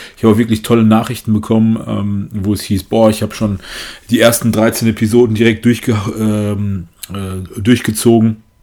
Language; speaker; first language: German; native; German